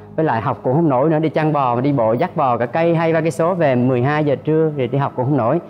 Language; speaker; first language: Vietnamese; native; Vietnamese